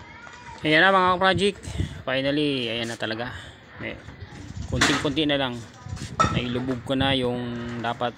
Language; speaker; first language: Filipino; native; Filipino